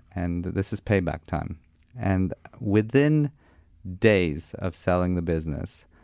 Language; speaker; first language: English; non-native, fluent; Armenian